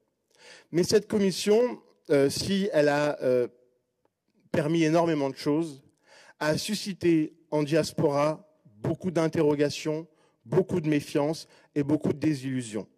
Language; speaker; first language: French; native; French